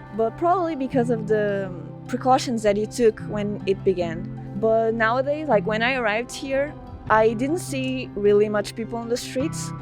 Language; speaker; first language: English; non-native, fluent; Portuguese